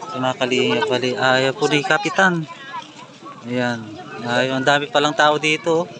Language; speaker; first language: Filipino; non-native, local second language; Iloko